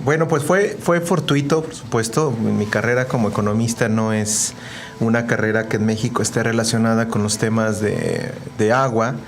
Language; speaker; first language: Spanish; native; Spanish